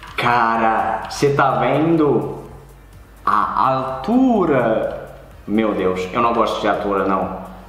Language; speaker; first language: Portuguese; non-native, learner; English